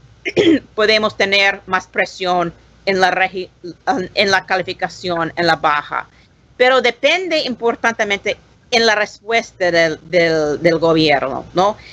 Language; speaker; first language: Spanish; non-native, learner; English